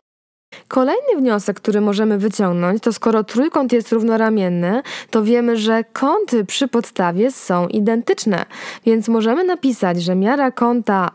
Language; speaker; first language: Polish; native; Polish